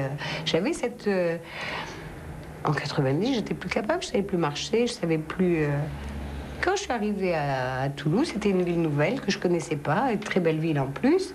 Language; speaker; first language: French; non-native, local second language; Arabic